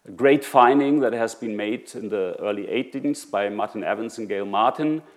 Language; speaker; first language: English; non-native, fluent; German